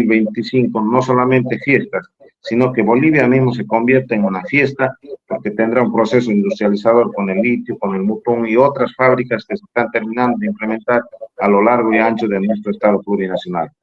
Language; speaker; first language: Spanish; native; Spanish